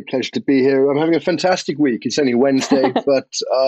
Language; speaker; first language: English; native; English